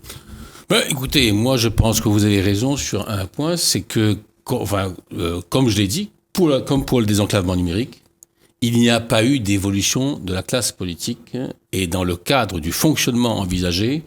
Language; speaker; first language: French; native; French